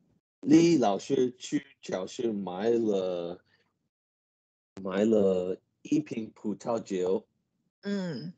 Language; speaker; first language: Chinese; non-native, learner; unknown